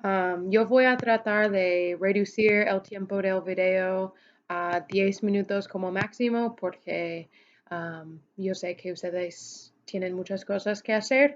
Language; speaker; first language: Spanish; non-native, fluent; English